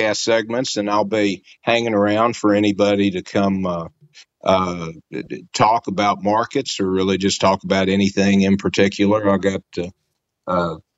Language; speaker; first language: English; native; English